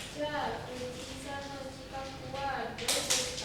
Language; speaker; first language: Japanese; non-native, learner; Indonesian